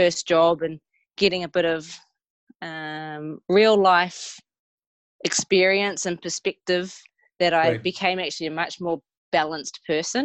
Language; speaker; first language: English; native; English